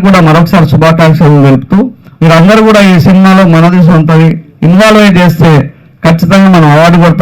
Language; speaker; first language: Telugu; native; Telugu